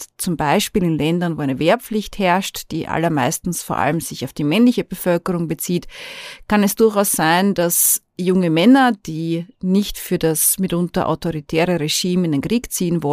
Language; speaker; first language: German; native; German